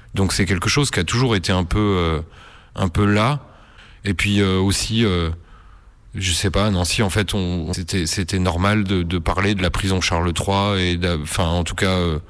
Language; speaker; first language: French; native; French